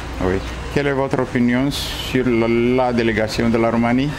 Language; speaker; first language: French; non-native, fluent; Romanian